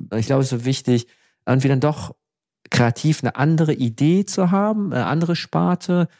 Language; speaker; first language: German; native; German